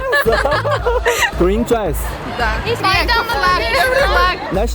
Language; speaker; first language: English; non-native, learner; Chinese